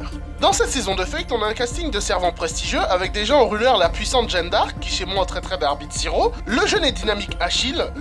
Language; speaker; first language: French; native; French